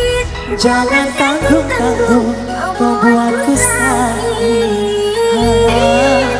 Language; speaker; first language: Indonesian; native; Indonesian